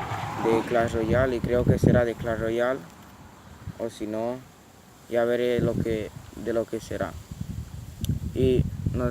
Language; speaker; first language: Spanish; non-native, local second language; Catalan